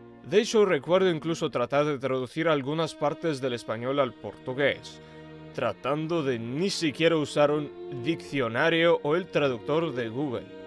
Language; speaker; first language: Spanish; non-native, fluent; Russian